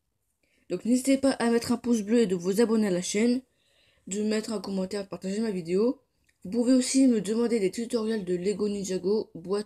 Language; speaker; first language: French; native; French